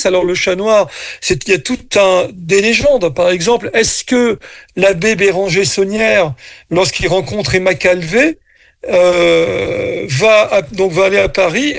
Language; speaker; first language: French; native; French